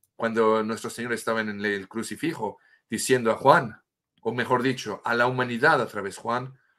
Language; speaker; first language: Spanish; non-native, fluent; French